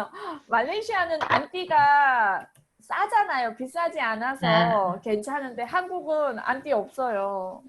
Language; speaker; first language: Korean; native; Korean